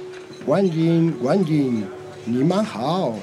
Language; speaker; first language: Chinese; non-native, learner; Spanish